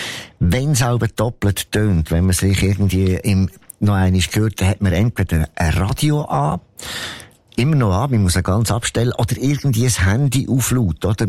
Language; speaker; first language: German; native; German